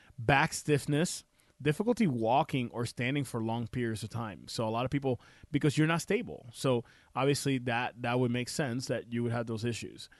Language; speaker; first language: English; non-native, fluent; Spanish